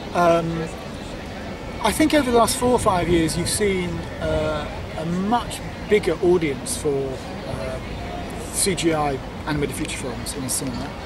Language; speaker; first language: English; native; English